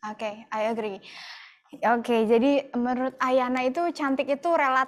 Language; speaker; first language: Indonesian; native; Indonesian